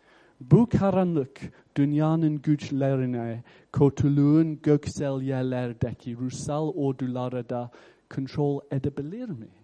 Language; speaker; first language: Turkish; non-native, fluent; English